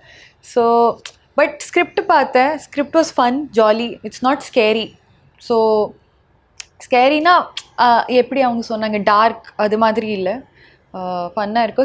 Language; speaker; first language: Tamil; non-native, learner; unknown